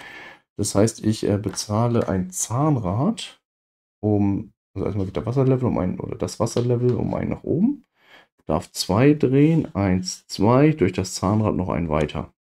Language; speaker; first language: German; native; German